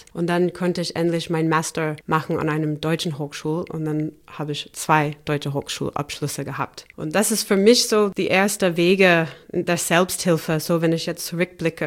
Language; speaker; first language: German; non-native, fluent; English